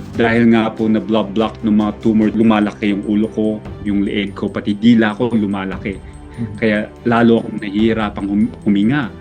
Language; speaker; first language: Filipino; native; Filipino